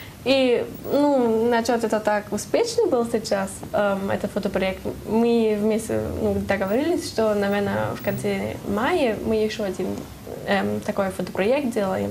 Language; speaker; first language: Russian; non-native, learner; German